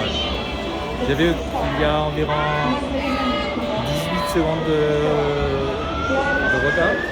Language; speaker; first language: French; non-native, learner; Japanese